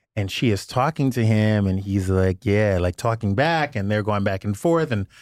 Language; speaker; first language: English; native; English